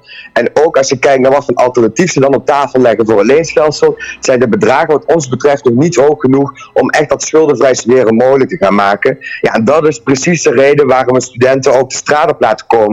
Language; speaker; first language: Dutch; native; Dutch